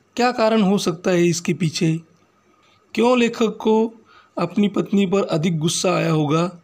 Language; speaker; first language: Hindi; non-native, local second language; Marathi